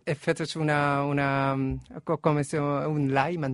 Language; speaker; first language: Catalan; non-native, learner; Korean